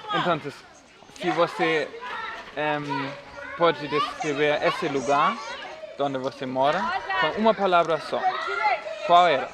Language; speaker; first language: Portuguese; non-native, learner; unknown